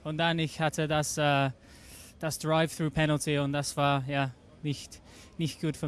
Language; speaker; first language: German; non-native, learner; English